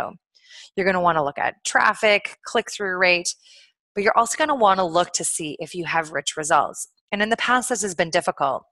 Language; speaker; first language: English; native; English